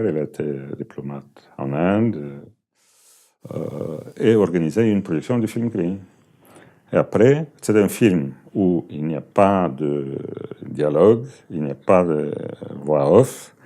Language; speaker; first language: French; non-native, fluent; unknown